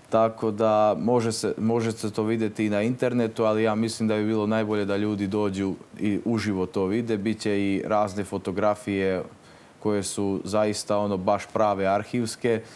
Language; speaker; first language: Croatian; non-native, local second language; Slovak